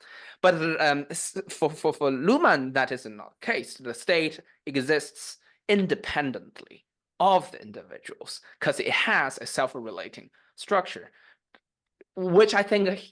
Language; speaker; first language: English; non-native, fluent; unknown